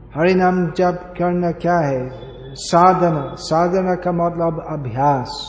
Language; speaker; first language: Hindi; non-native, fluent; English